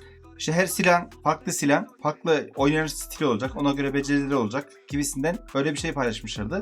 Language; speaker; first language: Turkish; native; Turkish